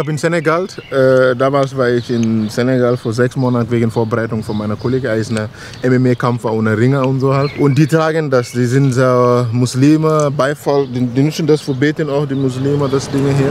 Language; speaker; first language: German; non-native, learner; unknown